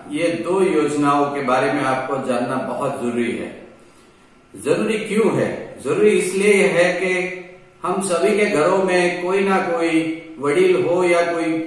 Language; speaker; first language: Hindi; non-native, local second language; Gujarati